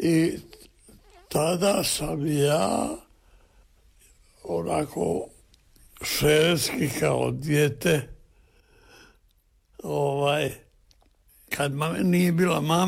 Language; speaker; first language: Serbian; native; Serbian